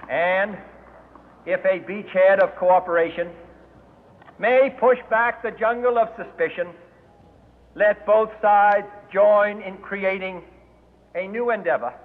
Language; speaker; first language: English; native; English